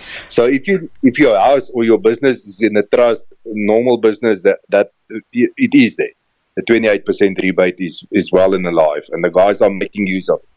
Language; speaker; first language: English; non-native, local second language; Afrikaans